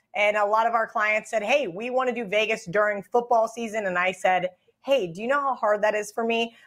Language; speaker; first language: English; native; English